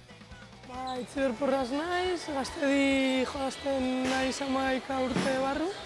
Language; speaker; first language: Basque; non-native, local second language; Spanish